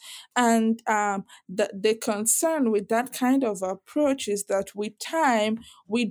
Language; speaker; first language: English; non-native, local second language; Yoruba